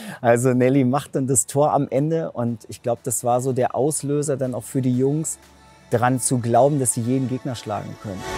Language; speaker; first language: German; native; German